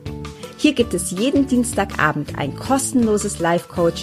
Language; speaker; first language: German; native; German